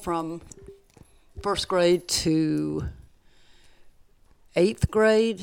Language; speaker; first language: English; native; English